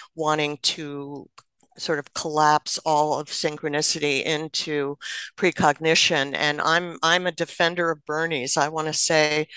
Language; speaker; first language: English; native; English